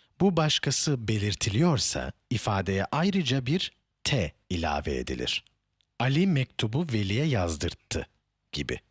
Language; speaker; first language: Turkish; native; Turkish